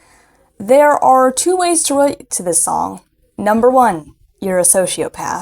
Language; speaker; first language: English; native; English